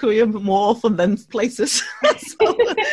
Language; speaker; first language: English; non-native, fluent; German